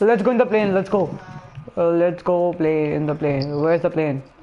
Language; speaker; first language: English; non-native, local second language; Hindi